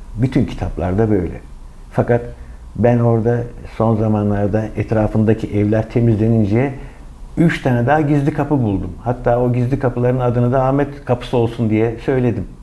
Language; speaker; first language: Turkish; native; Turkish